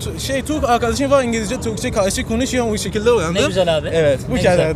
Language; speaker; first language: Turkish; non-native, learner; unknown